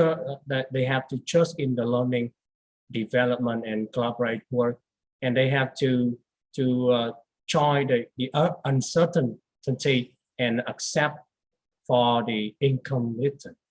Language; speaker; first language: English; non-native, learner; Vietnamese